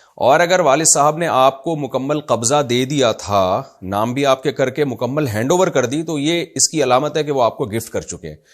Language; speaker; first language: Urdu; native; Urdu